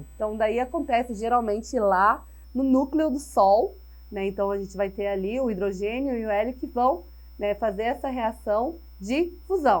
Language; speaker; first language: Portuguese; native; Portuguese